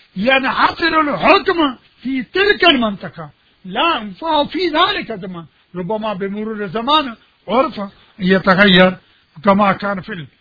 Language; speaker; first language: Arabic; non-native, fluent; Urdu